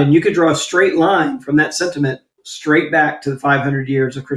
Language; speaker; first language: English; native; English